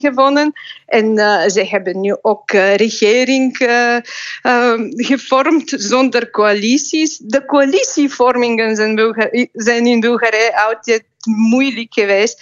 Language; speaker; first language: Dutch; non-native, fluent; Bulgarian